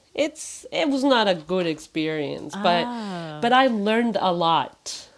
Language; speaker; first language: English; non-native, fluent; Spanish